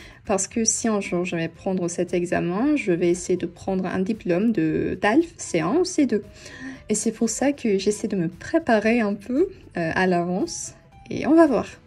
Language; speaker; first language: French; non-native, fluent; Turkish